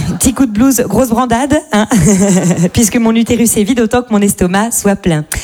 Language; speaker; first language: French; native; French